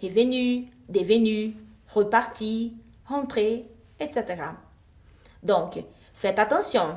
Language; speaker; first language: French; non-native, fluent; Portuguese